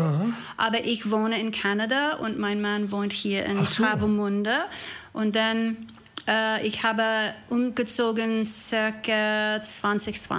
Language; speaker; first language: German; non-native, learner; English